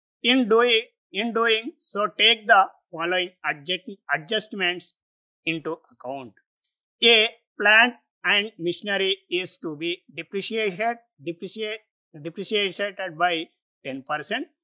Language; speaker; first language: English; non-native, local second language; Telugu